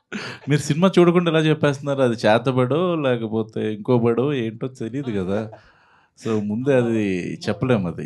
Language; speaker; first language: Telugu; native; Telugu